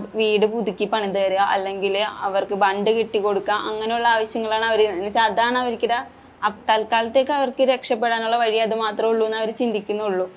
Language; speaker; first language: Malayalam; native; Malayalam